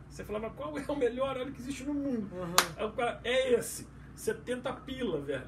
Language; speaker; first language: Portuguese; native; Portuguese